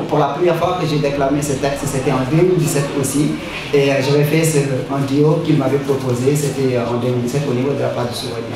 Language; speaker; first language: French; non-native, local second language; Wolof